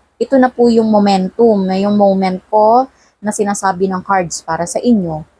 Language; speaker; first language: Filipino; non-native, local second language; Cebuano